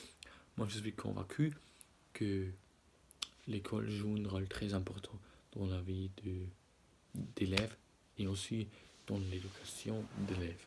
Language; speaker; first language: French; non-native, learner; German